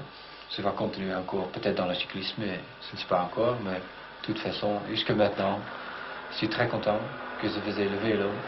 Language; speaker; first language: French; non-native, fluent; Dutch